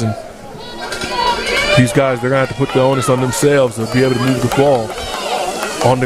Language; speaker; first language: English; native; English